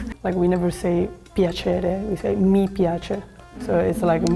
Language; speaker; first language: English; non-native, fluent; Italian